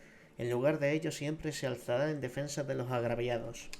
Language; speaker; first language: Spanish; native; Spanish